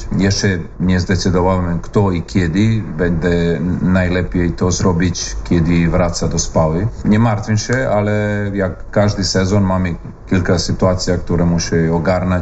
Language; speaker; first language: Polish; non-native, learner; Serbian